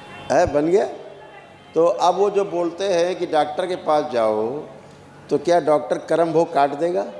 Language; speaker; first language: Hindi; native; Hindi